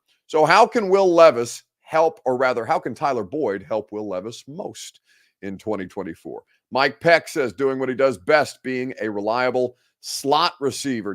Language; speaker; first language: English; native; English